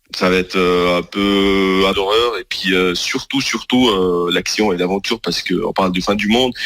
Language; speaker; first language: French; non-native, local second language; Arabic